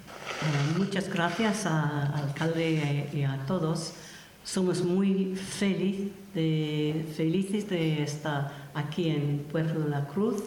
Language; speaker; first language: Spanish; non-native, learner; English